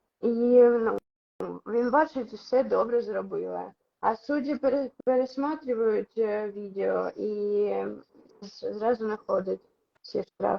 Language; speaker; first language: Ukrainian; non-native, local second language; Russian